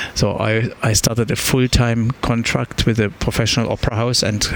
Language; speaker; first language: English; non-native, fluent; German